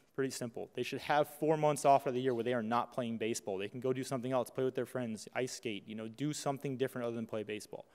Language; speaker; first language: English; native; English